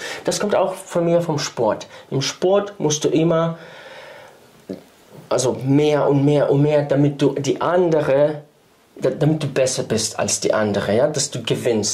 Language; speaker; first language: German; non-native, fluent; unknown